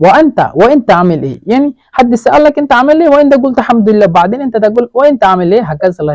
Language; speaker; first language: Arabic; non-native, fluent; Bangla